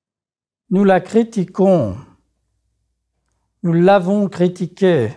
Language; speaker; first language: French; native; French